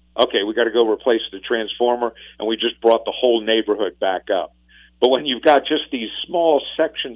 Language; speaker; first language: English; native; English